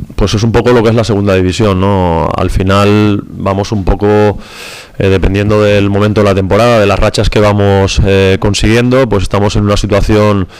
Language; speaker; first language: Spanish; non-native, local second language; Catalan